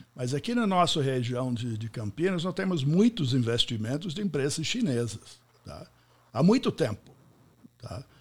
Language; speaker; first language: Portuguese; non-native, fluent; English